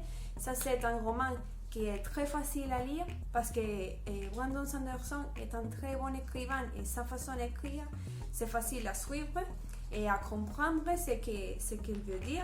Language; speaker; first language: French; non-native, learner; Spanish